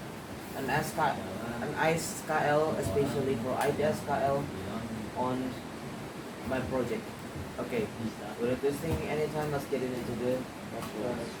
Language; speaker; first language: English; non-native, learner; Indonesian